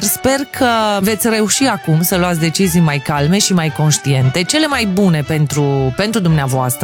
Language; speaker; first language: Romanian; native; Romanian